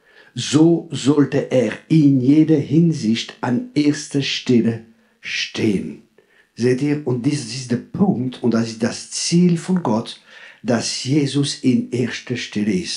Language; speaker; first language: German; non-native, fluent; French